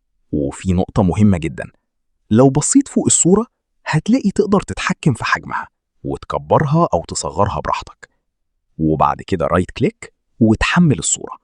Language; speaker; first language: Arabic; native; Arabic